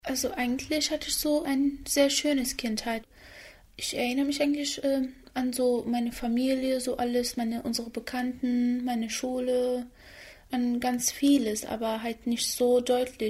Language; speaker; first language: German; early bilingual, other home language; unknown